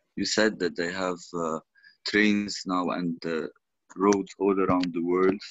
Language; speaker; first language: English; non-native, fluent; Arabic